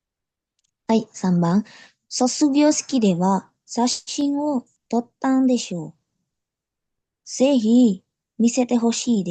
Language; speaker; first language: Japanese; non-native, learner; Indonesian